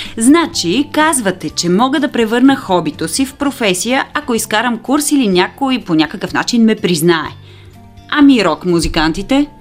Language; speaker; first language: Bulgarian; native; Bulgarian